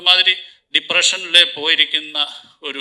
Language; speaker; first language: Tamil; non-native, learner; Malayalam